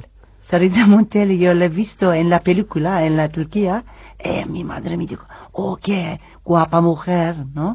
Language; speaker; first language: Spanish; non-native, learner; Turkish